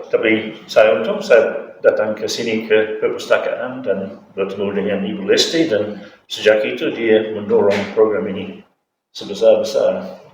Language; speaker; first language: Indonesian; non-native, fluent; English